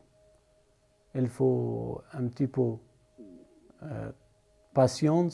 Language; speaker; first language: French; non-native, learner; Persian